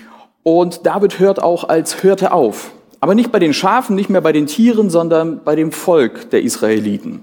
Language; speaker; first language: German; native; German